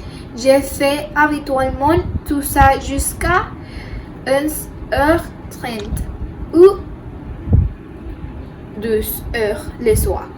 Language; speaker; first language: French; non-native, learner; Spanish